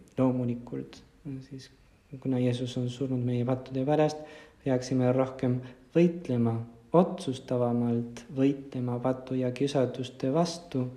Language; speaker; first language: Estonian; non-native, fluent; Spanish